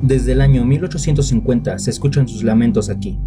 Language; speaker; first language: Spanish; native; Spanish